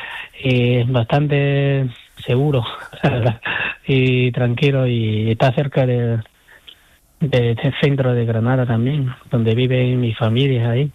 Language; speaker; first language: Spanish; non-native, fluent; Chinese